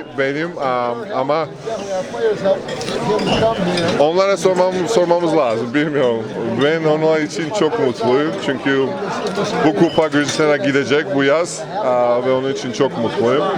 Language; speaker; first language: Turkish; non-native, fluent; Georgian